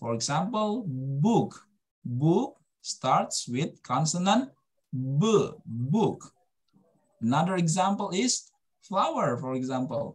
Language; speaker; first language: English; non-native, fluent; Indonesian